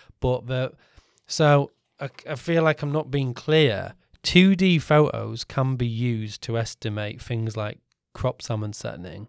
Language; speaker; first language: English; native; English